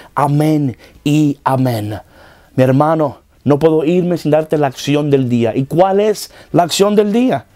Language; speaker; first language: Spanish; native; Spanish